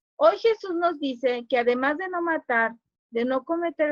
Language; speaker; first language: Spanish; native; Spanish